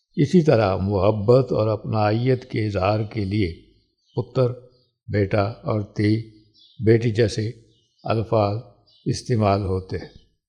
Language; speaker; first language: Urdu; non-native, local second language; Pahari-Potwari